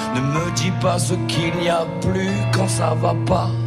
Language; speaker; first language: French; native; French